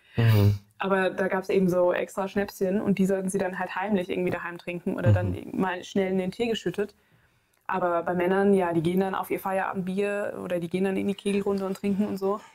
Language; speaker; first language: German; native; German